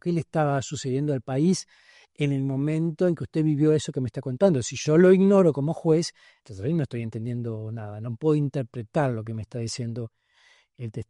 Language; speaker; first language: Spanish; native; Spanish